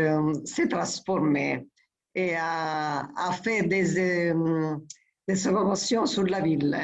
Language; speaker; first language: French; non-native, fluent; Italian